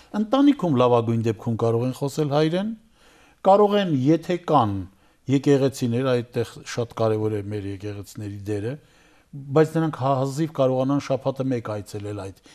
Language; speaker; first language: Armenian; native; Armenian